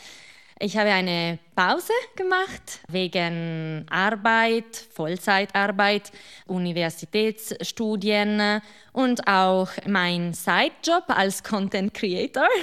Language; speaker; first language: German; non-native, local second language; Italian